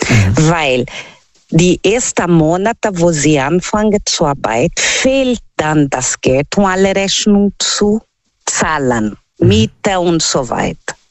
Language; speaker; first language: German; non-native, fluent; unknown